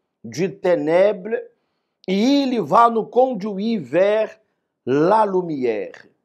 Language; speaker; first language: French; non-native, fluent; Portuguese